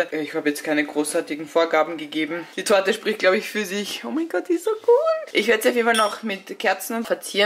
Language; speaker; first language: German; native; German